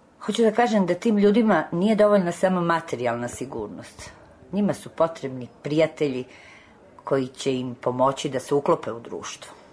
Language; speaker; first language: Serbian; native; Serbian